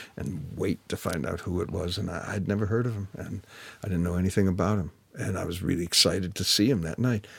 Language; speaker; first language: English; native; English